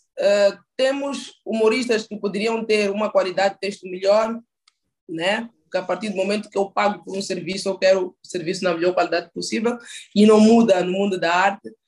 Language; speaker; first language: Portuguese; native; Portuguese